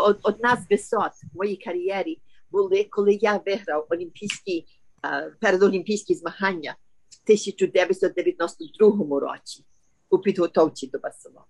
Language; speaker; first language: Ukrainian; early bilingual, heritage; Ukrainian